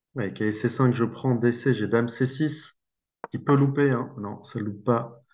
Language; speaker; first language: French; native; French